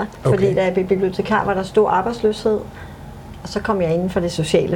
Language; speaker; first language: Danish; native; Danish